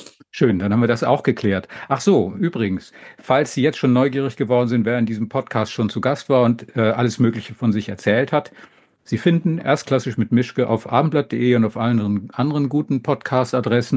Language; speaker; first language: German; native; German